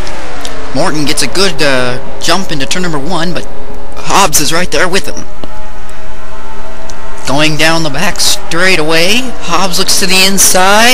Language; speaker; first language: English; native; English